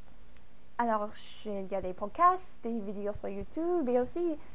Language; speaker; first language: French; non-native, fluent; English